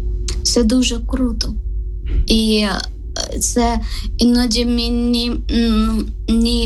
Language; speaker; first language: Ukrainian; non-native, learner; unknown